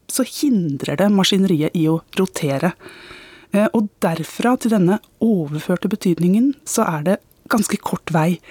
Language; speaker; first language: Norwegian; native; Norwegian